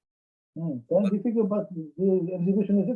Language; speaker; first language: English; non-native, learner; Czech